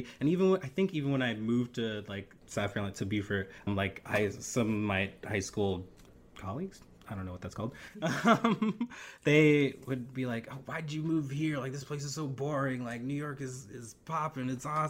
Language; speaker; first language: English; native; English